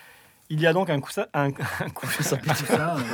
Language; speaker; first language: French; native; French